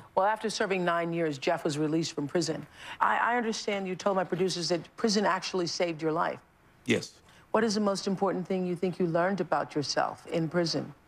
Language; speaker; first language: English; native; English